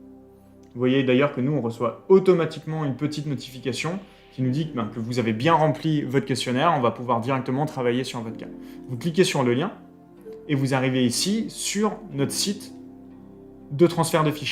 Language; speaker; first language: French; native; French